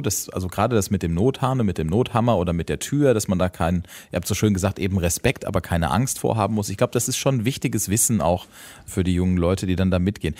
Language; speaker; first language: German; native; German